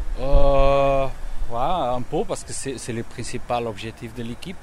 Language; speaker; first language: French; non-native, learner; Dutch